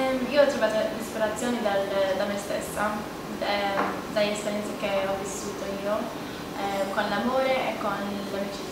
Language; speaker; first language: Italian; non-native, fluent; Maltese